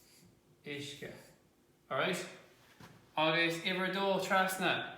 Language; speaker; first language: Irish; non-native, local second language; English